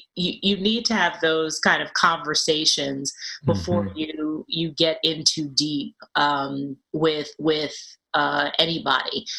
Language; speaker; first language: English; native; English